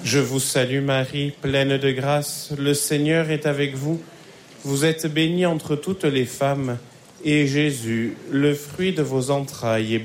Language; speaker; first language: French; native; French